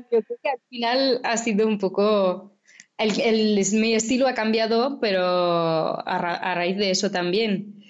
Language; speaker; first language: Spanish; non-native, fluent; French